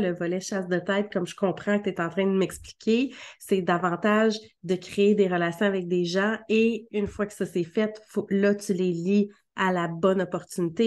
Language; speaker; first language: French; native; French